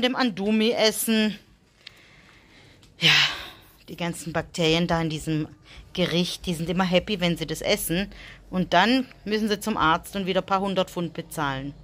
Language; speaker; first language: German; native; German